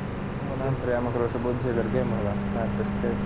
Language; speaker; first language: Russian; non-native, local second language; Yakut